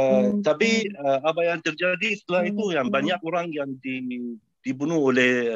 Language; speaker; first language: Indonesian; non-native, fluent; Arabic